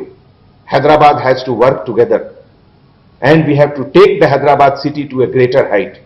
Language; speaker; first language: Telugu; non-native, fluent; Hindi